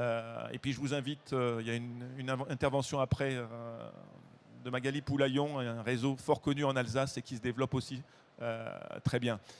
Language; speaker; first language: French; native; French